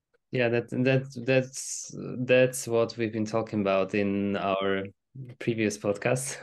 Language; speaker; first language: English; non-native, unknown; Slovak